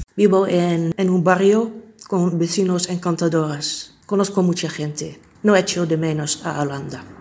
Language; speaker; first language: Spanish; non-native, fluent; Dutch